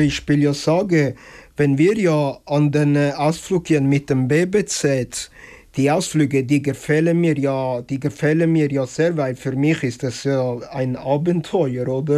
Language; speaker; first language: German; early bilingual, other home language; Italian